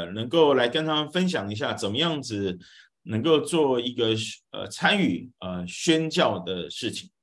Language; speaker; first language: Chinese; native; Chinese